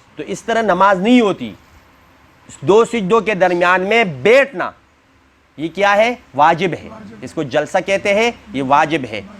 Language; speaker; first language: Urdu; non-native, local second language; Pashto